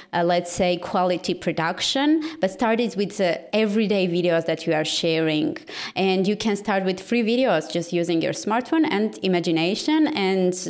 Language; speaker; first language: English; non-native, fluent; Armenian